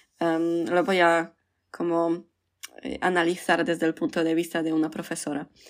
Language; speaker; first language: Spanish; non-native, fluent; Polish